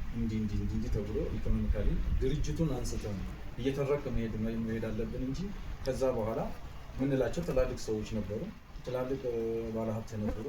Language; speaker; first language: Amharic; non-native, local second language; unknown